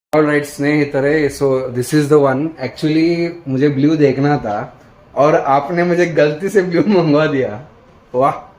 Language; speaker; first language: Hindi; non-native, local second language; Kannada